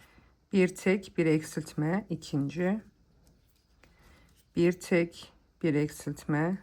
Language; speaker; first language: Turkish; native; Turkish